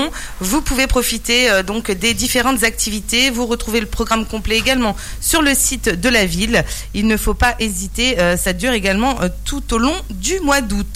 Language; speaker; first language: French; native; French